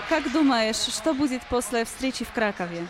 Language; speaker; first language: Russian; non-native, fluent; Polish